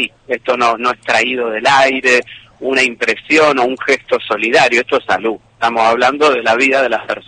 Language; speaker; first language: Spanish; native; Spanish